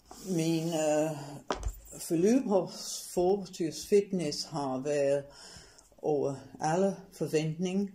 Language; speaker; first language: Danish; non-native, fluent; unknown